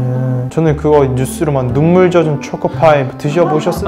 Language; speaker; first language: Korean; native; Korean